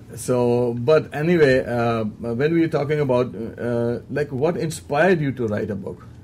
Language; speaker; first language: English; non-native, local second language; Urdu